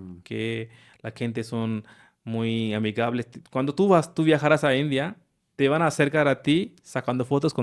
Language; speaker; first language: Spanish; non-native, learner; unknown